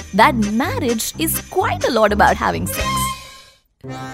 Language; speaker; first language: Hindi; native; Hindi